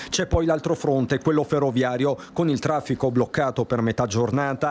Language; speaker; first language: Italian; native; Italian